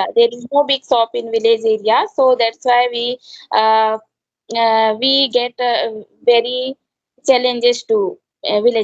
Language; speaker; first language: English; non-native, learner; Hindi